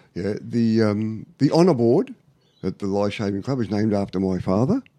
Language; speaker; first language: English; native; English